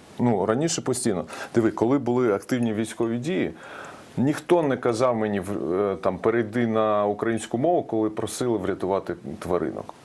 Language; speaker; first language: Ukrainian; non-native, local second language; Russian